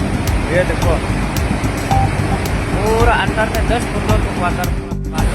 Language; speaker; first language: Hindi; non-native, local second language; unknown